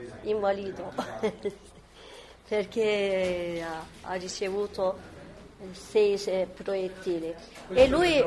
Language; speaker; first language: Italian; non-native, learner; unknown